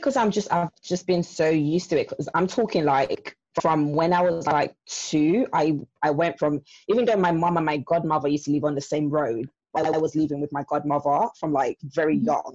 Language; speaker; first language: English; non-native, local second language; Yoruba